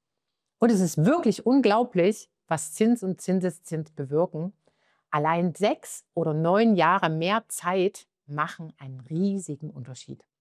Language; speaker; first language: German; native; German